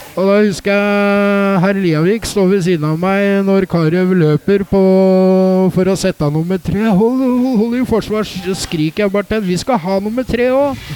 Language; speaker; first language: Norwegian; native; Norwegian